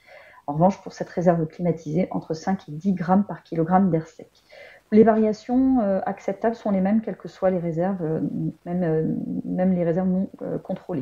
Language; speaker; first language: French; native; French